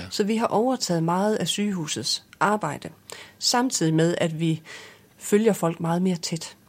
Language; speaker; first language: Danish; native; Danish